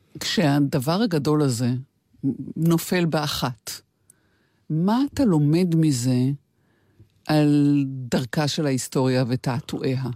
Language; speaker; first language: Hebrew; native; Hebrew